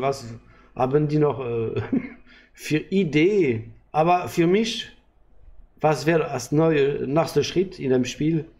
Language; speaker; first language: German; non-native, learner; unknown